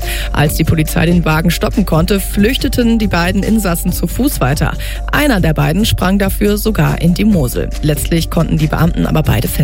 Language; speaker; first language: German; native; German